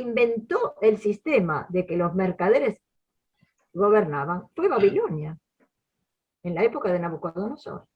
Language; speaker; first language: Spanish; native; Spanish